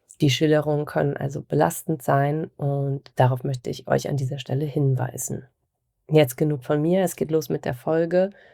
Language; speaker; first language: German; native; German